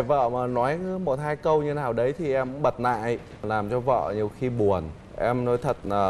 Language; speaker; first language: Vietnamese; native; Vietnamese